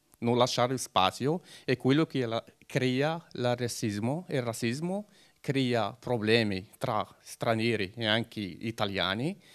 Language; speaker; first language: Italian; non-native, learner; Arabic